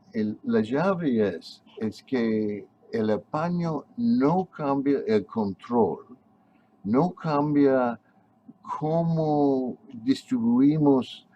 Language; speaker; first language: Spanish; non-native, fluent; English